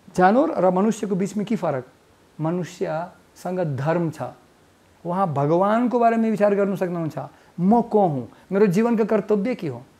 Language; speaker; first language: Nepali; non-native, fluent; Russian